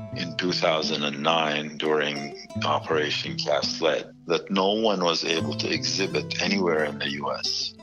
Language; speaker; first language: English; non-native, fluent; Arabic